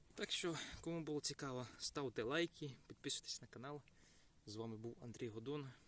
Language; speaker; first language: Ukrainian; native; Ukrainian